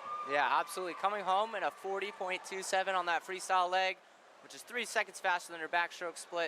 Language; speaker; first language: English; native; English